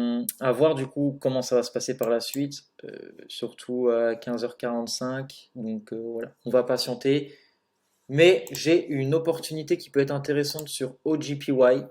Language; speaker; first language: French; native; French